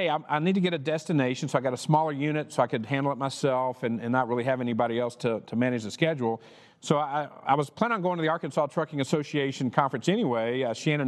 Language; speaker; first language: English; native; English